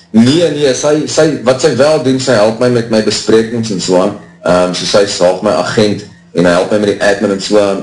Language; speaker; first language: Afrikaans; native; Afrikaans